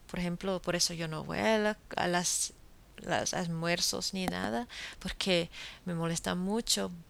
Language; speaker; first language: Spanish; non-native, fluent; English